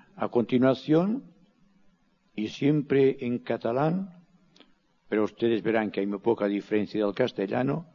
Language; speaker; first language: Spanish; non-native, local second language; Catalan